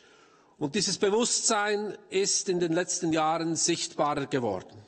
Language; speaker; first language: German; native; German